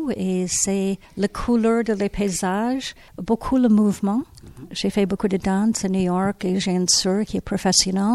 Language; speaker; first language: French; non-native, learner; English